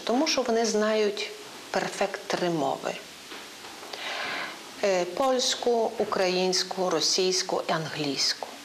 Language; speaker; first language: Ukrainian; non-native, local second language; Polish